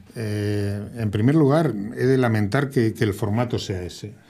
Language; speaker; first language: Spanish; native; Spanish